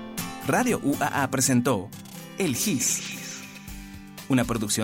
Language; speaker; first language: Spanish; native; Spanish